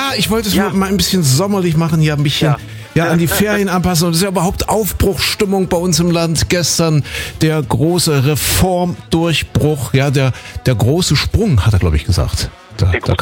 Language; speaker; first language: German; native; German